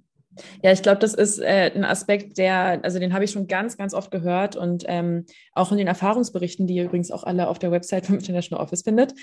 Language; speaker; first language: German; native; German